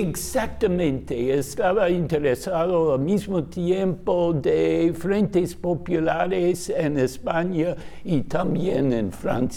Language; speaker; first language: Spanish; non-native, fluent; English